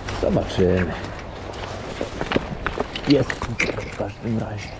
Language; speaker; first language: Polish; native; Polish